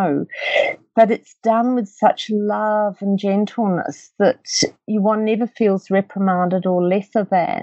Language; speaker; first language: English; native; English